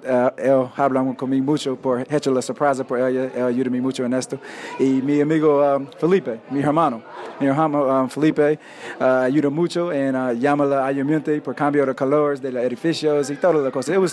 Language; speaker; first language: Spanish; non-native, learner; English